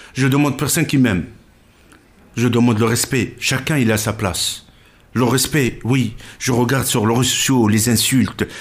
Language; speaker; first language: French; non-native, local second language; Arabic